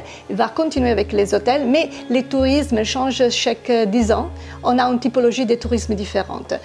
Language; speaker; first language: French; non-native, fluent; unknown